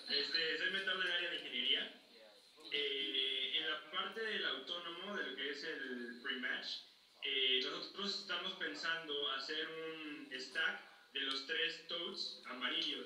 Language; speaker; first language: Spanish; native; Spanish